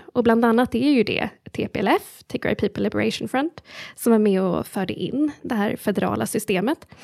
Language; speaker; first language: Swedish; early bilingual, other home language; Amharic